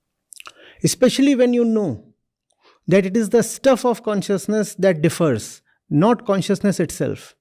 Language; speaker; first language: English; non-native, local second language; Hindi